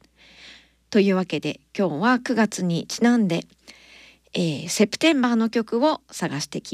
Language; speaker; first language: Japanese; native; Japanese